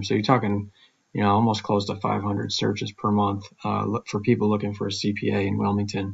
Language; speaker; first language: English; native; English